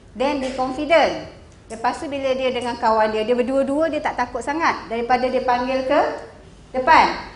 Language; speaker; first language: Malay; native; Malay